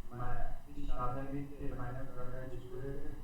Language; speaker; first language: German; non-native, learner; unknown